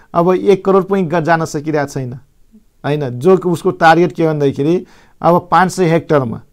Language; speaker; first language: Nepali; non-native, local second language; Rana Tharu